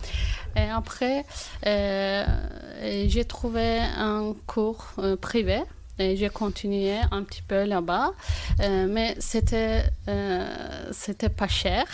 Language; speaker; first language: French; non-native, learner; Turkish